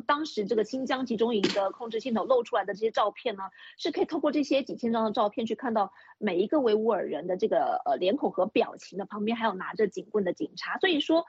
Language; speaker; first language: Chinese; native; Chinese